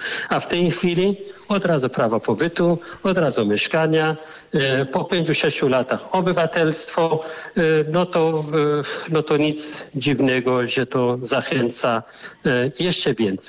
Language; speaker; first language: Polish; non-native, fluent; Arabic